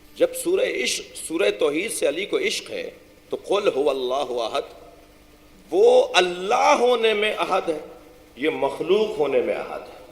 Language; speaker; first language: Urdu; non-native, local second language; Sindhi